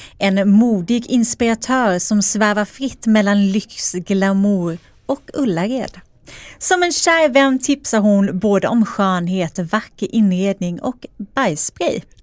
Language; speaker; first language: Swedish; native; Swedish